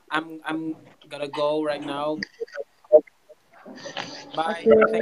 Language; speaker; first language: English; non-native, learner; Indonesian